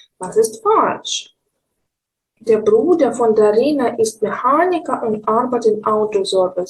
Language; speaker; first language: German; non-native, fluent; Ukrainian